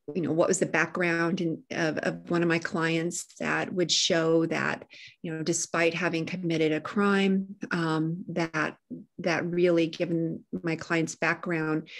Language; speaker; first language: English; native; English